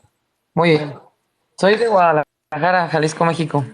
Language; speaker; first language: Spanish; native; Spanish